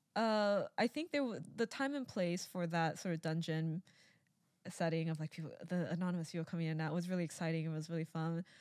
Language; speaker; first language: English; early bilingual, other home language; Chinese